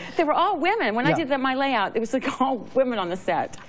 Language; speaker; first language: English; native; English